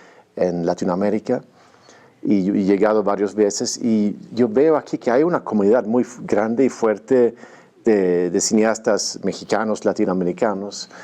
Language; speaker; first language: Spanish; non-native, fluent; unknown